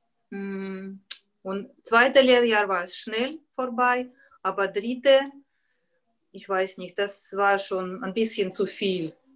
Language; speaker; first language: German; non-native, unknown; Russian